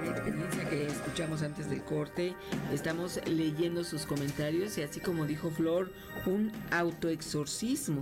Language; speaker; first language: Spanish; native; Spanish